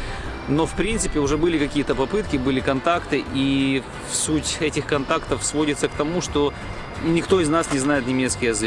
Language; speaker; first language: Russian; native; Russian